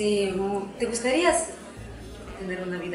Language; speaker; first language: Spanish; non-native, fluent; Russian